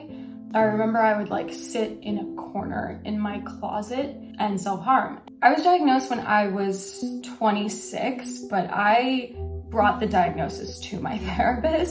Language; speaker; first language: English; native; English